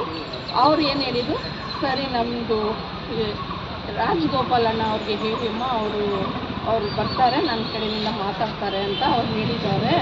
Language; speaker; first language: Kannada; non-native, local second language; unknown